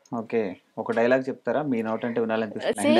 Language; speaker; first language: Telugu; native; Telugu